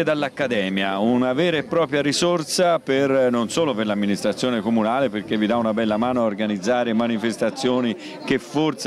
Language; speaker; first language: Italian; native; Italian